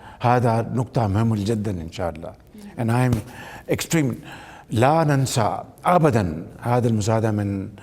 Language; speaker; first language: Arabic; non-native, learner; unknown